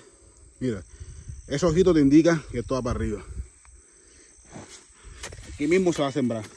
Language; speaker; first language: Spanish; native; Spanish